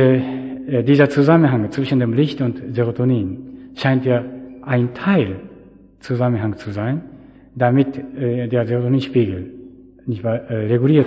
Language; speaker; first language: German; non-native, fluent; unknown